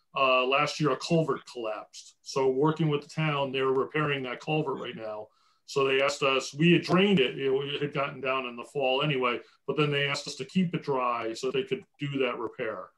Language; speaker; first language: English; native; English